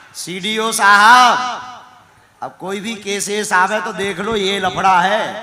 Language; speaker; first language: Hindi; native; Hindi